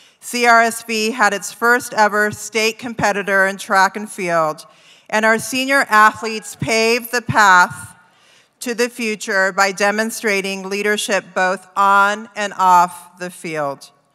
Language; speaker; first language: English; early bilingual, other home language; Spanish